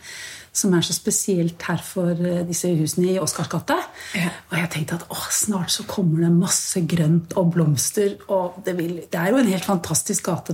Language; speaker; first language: Norwegian; native; Norwegian